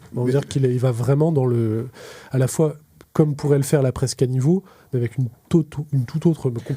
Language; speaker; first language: French; native; French